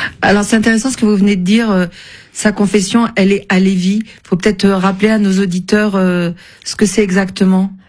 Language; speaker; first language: French; native; French